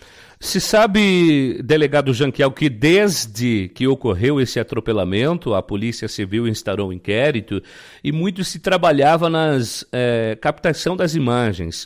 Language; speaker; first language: Portuguese; native; Portuguese